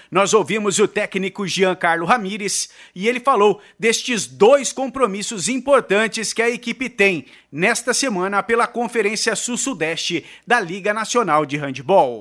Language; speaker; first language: Portuguese; native; Portuguese